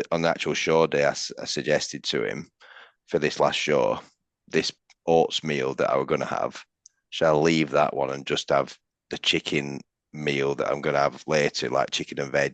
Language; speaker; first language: English; native; English